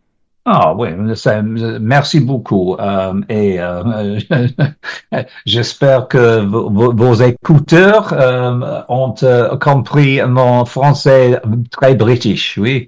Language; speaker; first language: French; non-native, learner; English